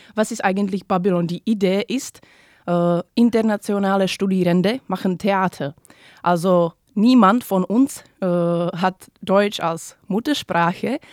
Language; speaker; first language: German; non-native, fluent; Czech